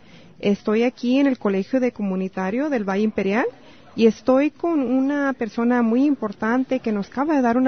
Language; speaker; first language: Spanish; native; Spanish